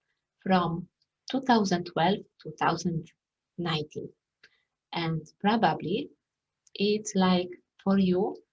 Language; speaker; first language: English; non-native, fluent; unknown